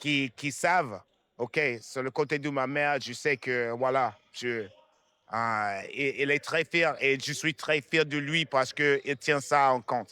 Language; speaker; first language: French; non-native, fluent; English